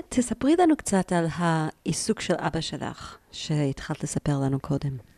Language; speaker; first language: Hebrew; native; Hebrew